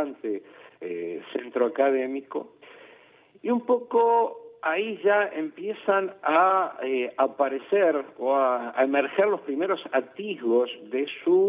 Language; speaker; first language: Spanish; native; Spanish